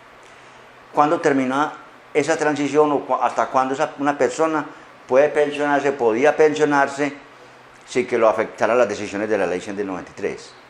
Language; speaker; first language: Spanish; native; Spanish